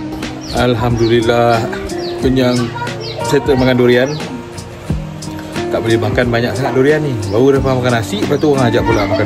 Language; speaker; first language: Malay; native; Malay